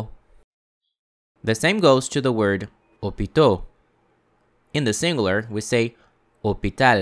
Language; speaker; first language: English; non-native, fluent; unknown